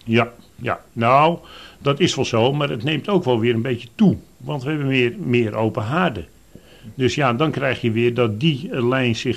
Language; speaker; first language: Dutch; native; Dutch